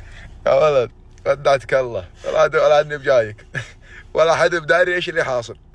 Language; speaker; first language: Arabic; native; Arabic